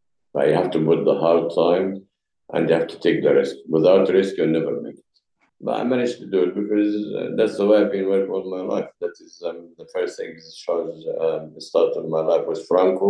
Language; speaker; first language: English; non-native, fluent; Arabic